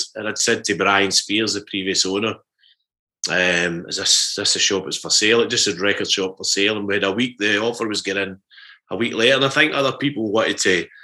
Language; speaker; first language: English; native; English